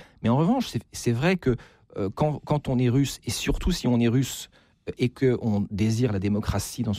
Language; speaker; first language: French; native; French